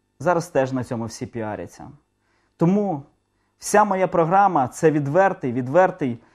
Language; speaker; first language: Ukrainian; native; Ukrainian